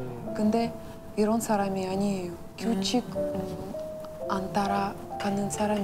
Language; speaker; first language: Korean; non-native, learner; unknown